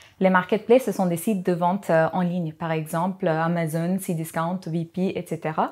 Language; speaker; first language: French; non-native, fluent; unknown